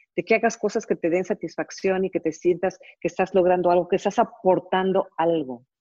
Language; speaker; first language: Spanish; early bilingual, heritage; Spanish